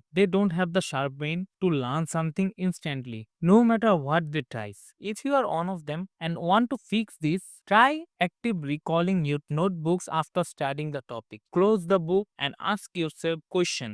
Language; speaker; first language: English; non-native, fluent; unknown